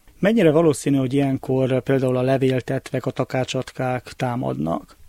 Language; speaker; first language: Hungarian; native; Hungarian